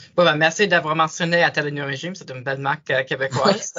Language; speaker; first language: French; non-native, learner; English